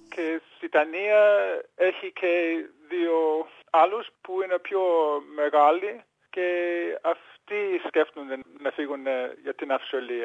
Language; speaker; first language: Greek; early bilingual, heritage; English